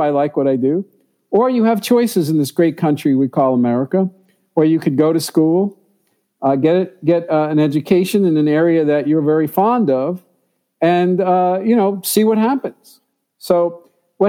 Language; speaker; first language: English; native; English